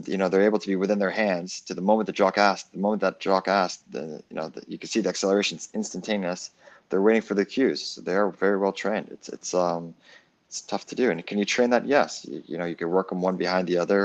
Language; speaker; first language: English; native; English